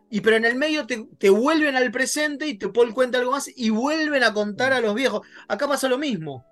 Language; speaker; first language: Spanish; native; Spanish